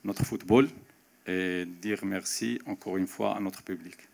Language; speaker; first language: French; non-native, local second language; Arabic